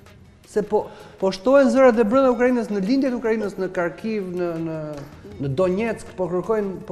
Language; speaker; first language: Albanian; native; Albanian